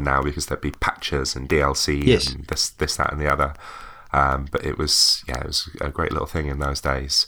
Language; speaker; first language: English; native; English